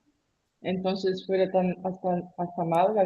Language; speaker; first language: Spanish; non-native, learner; Portuguese